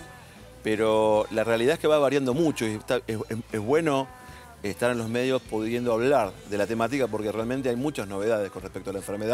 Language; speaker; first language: Spanish; native; Spanish